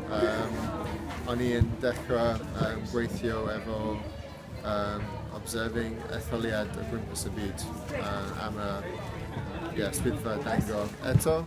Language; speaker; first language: Welsh; non-native, learner; English